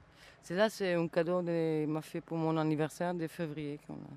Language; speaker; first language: French; non-native, fluent; Italian